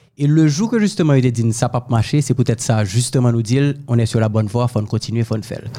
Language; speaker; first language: French; non-native, local second language; Haitian Creole